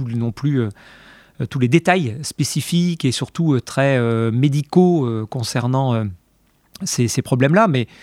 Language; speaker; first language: French; native; French